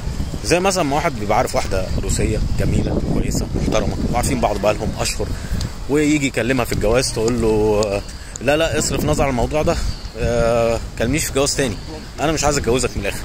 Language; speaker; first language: Arabic; native; Arabic